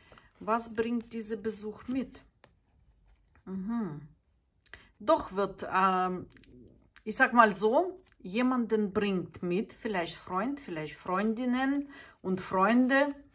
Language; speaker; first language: German; non-native, fluent; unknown